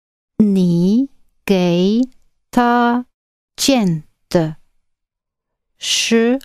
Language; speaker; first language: Chinese; non-native, learner; English